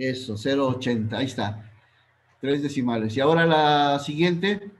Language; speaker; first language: Spanish; native; Spanish